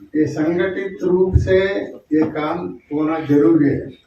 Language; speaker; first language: Hindi; non-native, local second language; Kannada